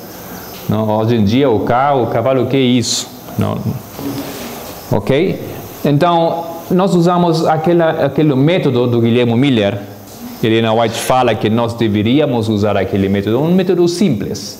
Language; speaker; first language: Portuguese; non-native, fluent; Spanish